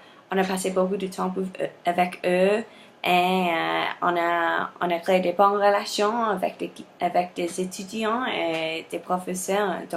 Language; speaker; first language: French; non-native, learner; English